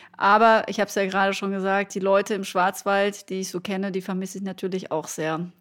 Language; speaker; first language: German; native; German